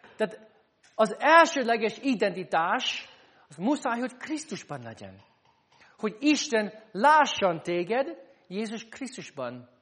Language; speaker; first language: Hungarian; non-native, fluent; English